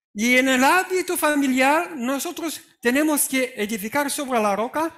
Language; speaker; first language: Spanish; non-native, fluent; Romanian